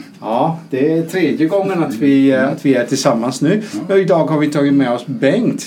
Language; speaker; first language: Swedish; non-native, fluent; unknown